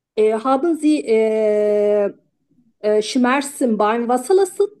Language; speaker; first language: German; non-native, learner; Turkish